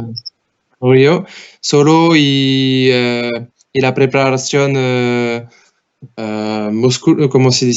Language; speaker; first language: Spanish; non-native, learner; French